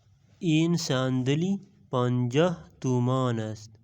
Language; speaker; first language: Persian; non-native, fluent; Urdu